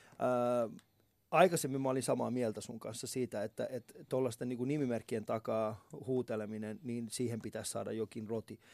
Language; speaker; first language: Finnish; non-native, fluent; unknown